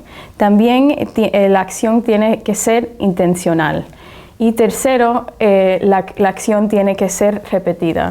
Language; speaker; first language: Spanish; early bilingual, heritage; Spanish